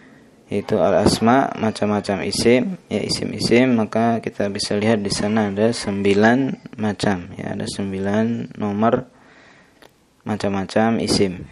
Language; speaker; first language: Indonesian; native; Indonesian